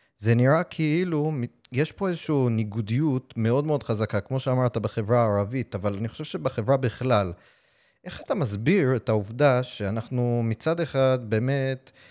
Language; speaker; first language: Hebrew; non-native, fluent; English